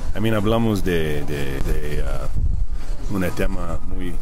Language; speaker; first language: Spanish; early bilingual, heritage; Spanish